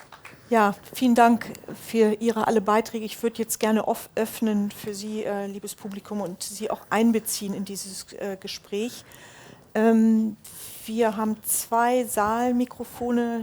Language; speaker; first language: German; native; German